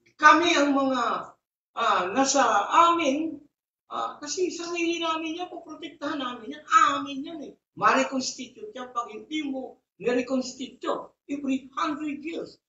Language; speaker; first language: Filipino; non-native, local second language; Bikol